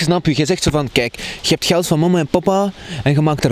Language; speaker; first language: Dutch; native; Dutch